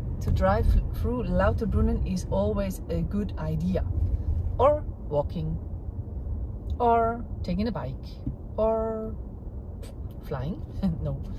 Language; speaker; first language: English; non-native, fluent; German